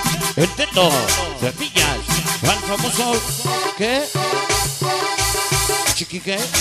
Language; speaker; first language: Spanish; native; Spanish